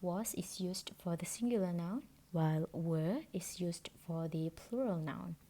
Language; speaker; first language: English; non-native, local second language; Malay